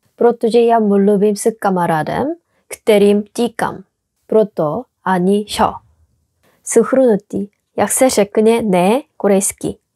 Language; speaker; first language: Czech; non-native, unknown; Korean